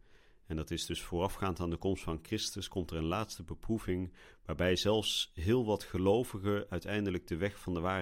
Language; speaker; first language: Dutch; native; Dutch